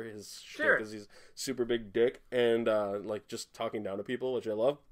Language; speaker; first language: English; native; English